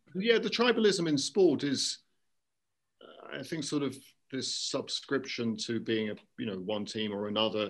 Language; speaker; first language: English; native; English